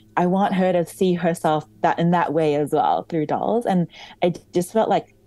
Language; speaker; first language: English; native; English